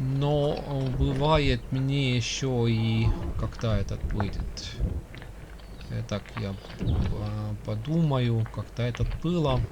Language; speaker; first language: Russian; non-native, local second language; Estonian